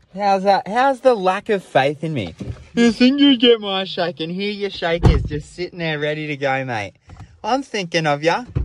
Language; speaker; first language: English; native; English